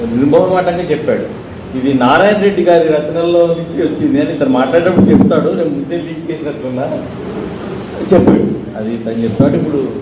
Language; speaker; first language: Telugu; native; Telugu